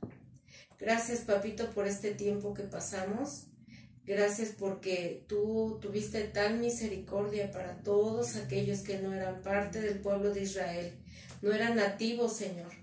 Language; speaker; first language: Spanish; native; Spanish